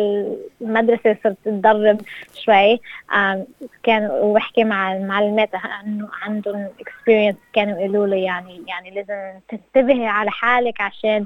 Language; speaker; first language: Arabic; early bilingual, heritage; Arabic